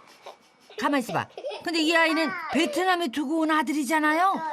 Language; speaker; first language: Korean; native; Korean